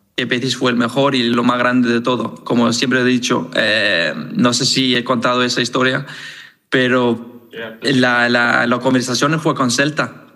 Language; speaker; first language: Spanish; non-native, fluent; Danish